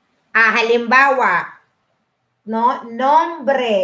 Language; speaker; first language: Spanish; non-native, learner; Filipino